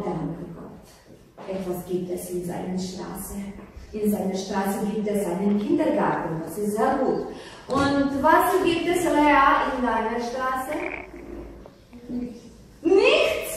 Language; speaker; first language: German; non-native, fluent; Croatian